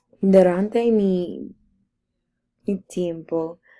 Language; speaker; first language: Spanish; non-native, learner; English